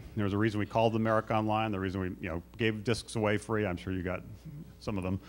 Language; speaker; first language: English; native; English